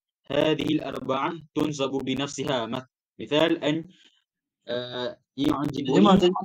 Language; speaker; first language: Arabic; non-native, learner; Malay